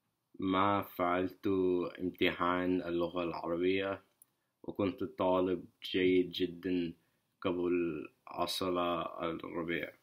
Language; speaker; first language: Arabic; non-native, learner; English